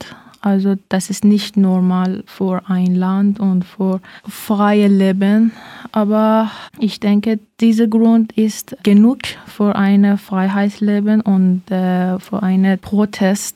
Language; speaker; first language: German; non-native, learner; Persian